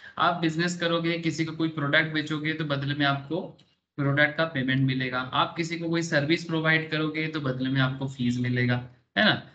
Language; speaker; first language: Hindi; non-native, local second language; Bangla